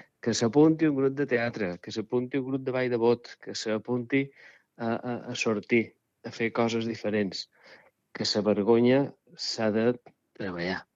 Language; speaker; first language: Catalan; native; Catalan